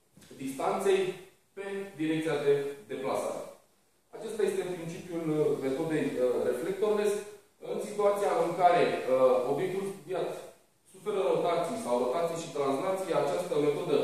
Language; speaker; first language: Romanian; native; Romanian